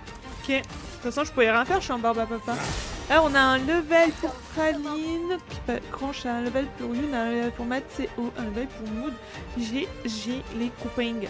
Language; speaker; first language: French; native; French